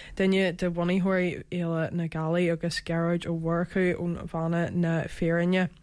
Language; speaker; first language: Irish; native; Irish